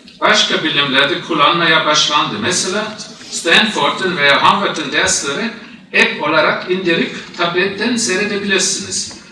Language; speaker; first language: Turkish; non-native, fluent; German